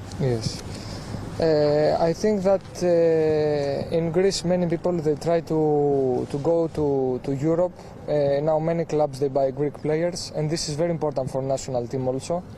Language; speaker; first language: English; non-native, fluent; Greek